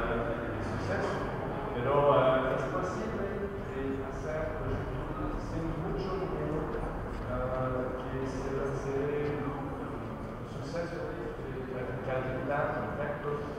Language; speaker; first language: Spanish; non-native, learner; French